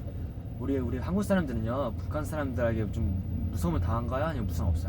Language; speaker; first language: Korean; non-native, learner; English